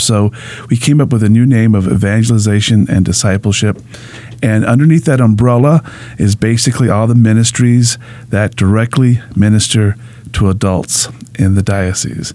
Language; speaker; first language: English; early bilingual, other home language; Spanish